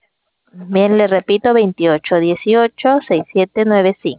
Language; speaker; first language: Spanish; native; Spanish